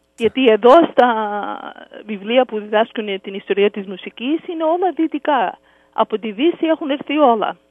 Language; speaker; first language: Greek; early bilingual, heritage; English